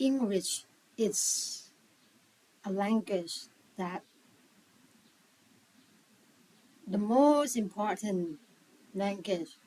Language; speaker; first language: English; non-native, learner; Thai